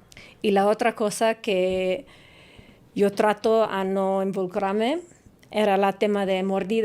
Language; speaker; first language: Spanish; non-native, fluent; English